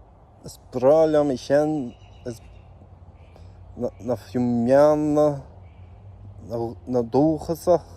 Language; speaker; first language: Irish; non-native, local second language; English